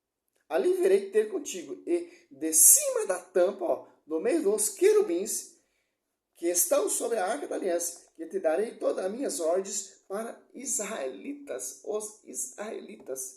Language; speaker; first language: Portuguese; native; Portuguese